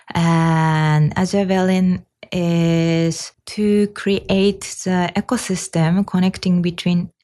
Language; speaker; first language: English; non-native, fluent; Japanese